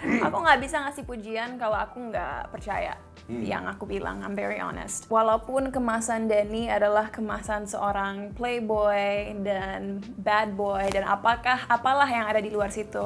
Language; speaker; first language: Indonesian; early bilingual, heritage; Indonesian